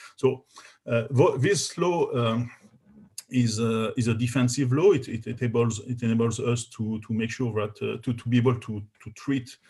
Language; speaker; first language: English; non-native, fluent; French